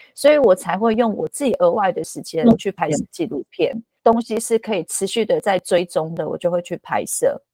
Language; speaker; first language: Chinese; non-native, local second language; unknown